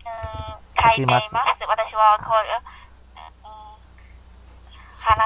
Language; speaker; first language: Japanese; non-native, learner; Chinese